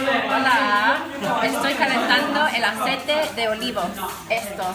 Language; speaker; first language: Spanish; non-native, learner; English